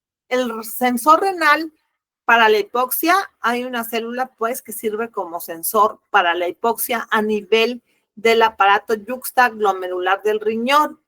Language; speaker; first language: Spanish; native; Spanish